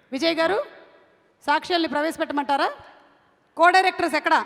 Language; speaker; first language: Telugu; native; Telugu